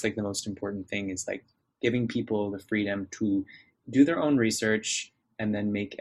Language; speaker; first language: English; native; English